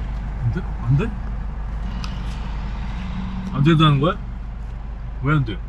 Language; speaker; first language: Korean; native; Korean